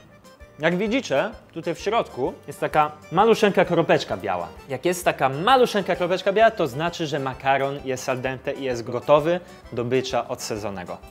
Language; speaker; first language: Polish; non-native, fluent; Italian